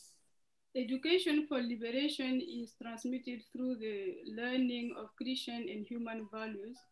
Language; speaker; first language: English; non-native, fluent; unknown